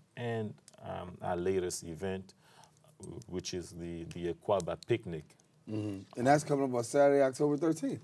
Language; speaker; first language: English; non-native, fluent; French